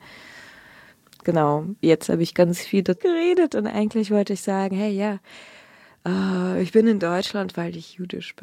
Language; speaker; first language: German; early bilingual, other home language; Russian